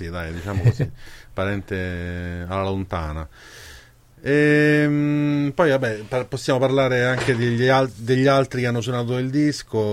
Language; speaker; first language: Italian; native; Italian